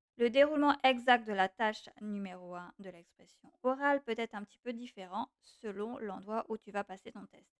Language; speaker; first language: French; non-native, fluent; Portuguese